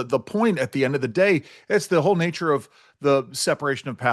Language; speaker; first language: English; native; English